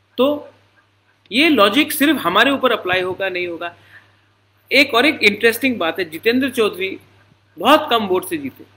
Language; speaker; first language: Hindi; non-native, local second language; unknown